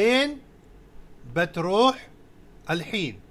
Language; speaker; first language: Arabic; non-native, fluent; Urdu